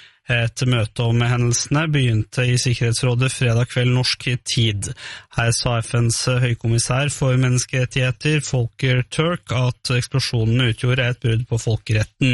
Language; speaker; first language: Norwegian; native; Norwegian